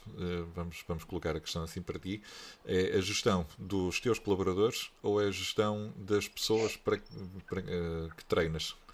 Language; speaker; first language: Portuguese; native; Portuguese